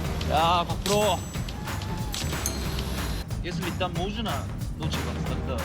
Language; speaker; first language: Russian; non-native, learner; Korean